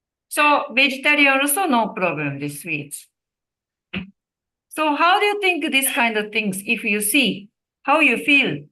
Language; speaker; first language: English; non-native, learner; Japanese